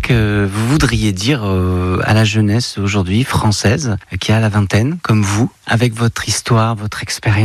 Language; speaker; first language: French; native; French